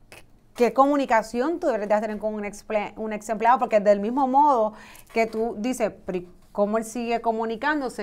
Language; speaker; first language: Spanish; native; Spanish